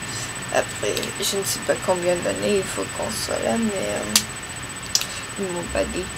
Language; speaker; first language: French; non-native, learner; English